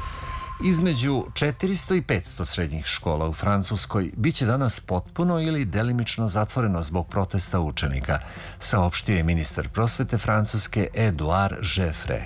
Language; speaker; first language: Serbian; native; Serbian